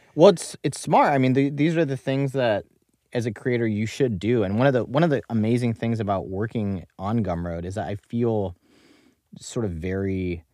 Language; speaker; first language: English; native; English